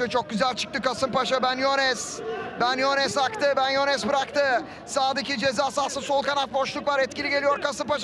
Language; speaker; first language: Turkish; native; Turkish